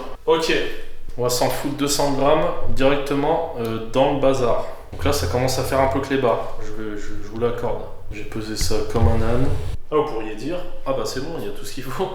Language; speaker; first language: French; native; French